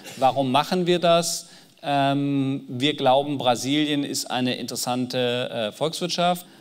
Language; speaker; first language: German; native; German